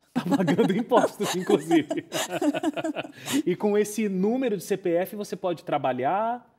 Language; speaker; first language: Portuguese; native; Portuguese